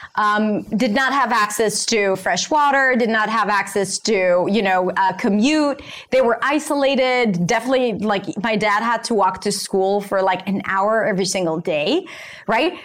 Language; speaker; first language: English; non-native, fluent; Hebrew